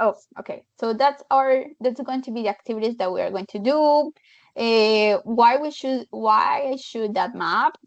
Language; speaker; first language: English; non-native, fluent; Spanish